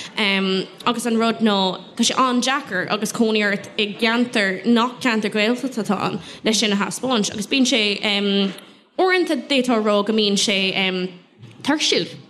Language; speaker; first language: Irish; non-native, local second language; English